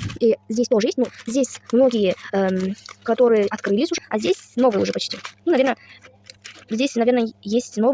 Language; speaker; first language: Russian; non-native, local second language; Kazakh